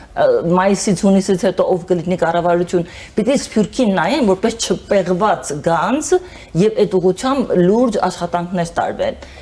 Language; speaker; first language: Armenian; early bilingual, heritage; Armenian